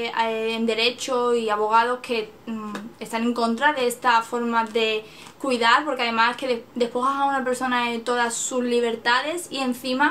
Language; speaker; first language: Spanish; native; Spanish